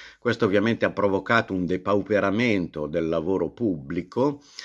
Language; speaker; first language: Italian; native; Italian